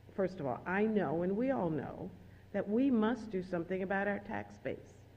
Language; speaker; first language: English; native; English